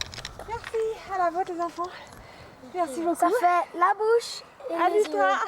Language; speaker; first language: French; native; French